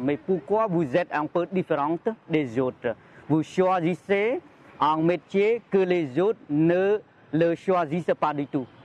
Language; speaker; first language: French; non-native, fluent; Khmer